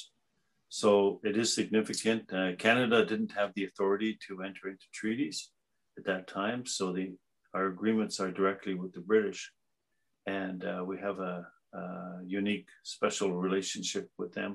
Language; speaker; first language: English; native; English